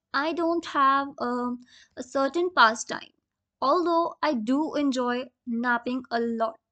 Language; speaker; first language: English; non-native, local second language; Hindi